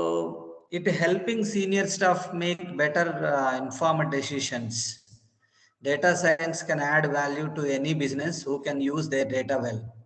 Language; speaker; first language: English; non-native, local second language; Telugu